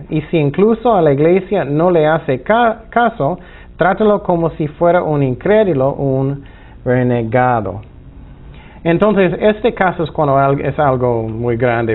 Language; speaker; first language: Spanish; non-native, fluent; English